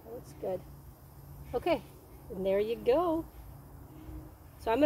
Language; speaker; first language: English; native; English